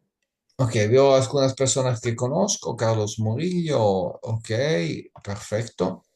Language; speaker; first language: Spanish; non-native, learner; Italian